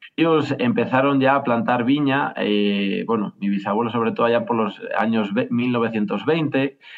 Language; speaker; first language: Spanish; native; Spanish